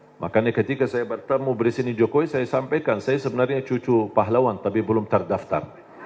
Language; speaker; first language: Indonesian; non-native, fluent; Arabic